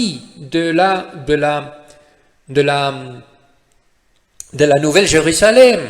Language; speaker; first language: French; non-native, fluent; Spanish